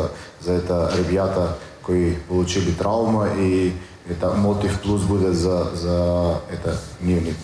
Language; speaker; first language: Russian; non-native, learner; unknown